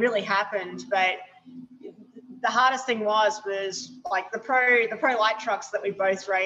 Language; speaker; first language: English; native; English